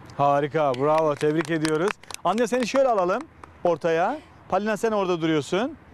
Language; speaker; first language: Turkish; native; Turkish